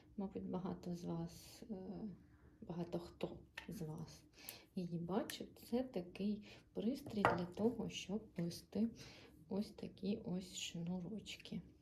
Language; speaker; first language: Ukrainian; non-native, local second language; Russian